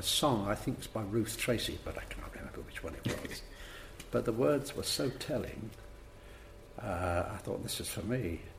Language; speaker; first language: English; native; English